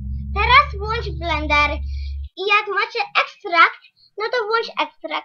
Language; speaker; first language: Polish; early bilingual, heritage; Polish